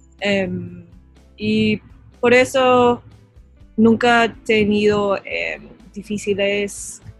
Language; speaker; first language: Spanish; non-native, learner; English